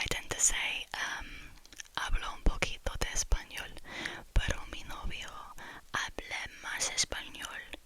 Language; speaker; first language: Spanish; non-native, learner; English